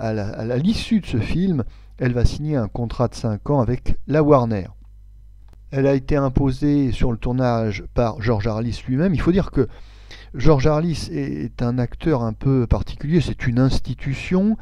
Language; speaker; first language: French; native; French